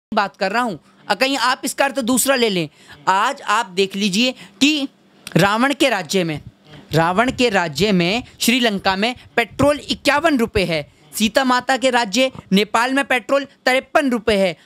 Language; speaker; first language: Hindi; native; Hindi